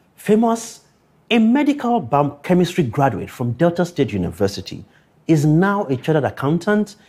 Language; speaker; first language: English; non-native, local second language; Yoruba